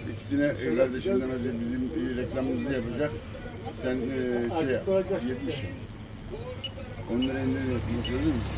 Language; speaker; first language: Turkish; native; Turkish